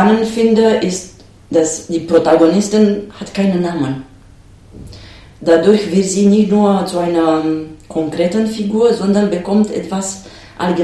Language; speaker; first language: German; non-native, fluent; Romanian